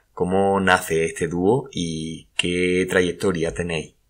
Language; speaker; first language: Spanish; native; Spanish